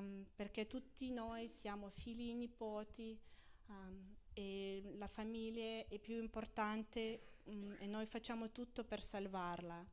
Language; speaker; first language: Italian; non-native, fluent; Ukrainian